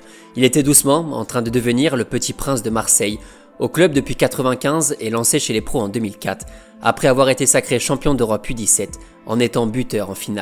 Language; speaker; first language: French; native; French